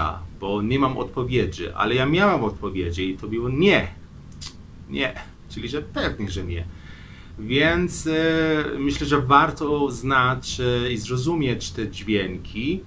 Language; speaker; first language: Polish; non-native, fluent; Persian